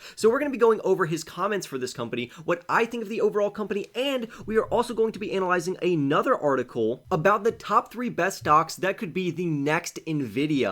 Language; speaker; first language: English; native; English